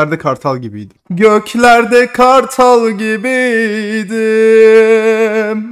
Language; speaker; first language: Turkish; native; Turkish